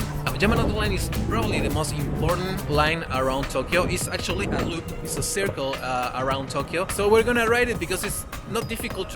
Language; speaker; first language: English; non-native, fluent; Spanish